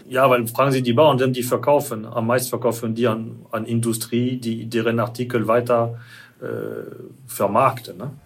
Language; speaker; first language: German; non-native, fluent; French